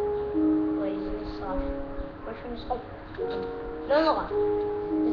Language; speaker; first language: Hebrew; early bilingual, other home language; Russian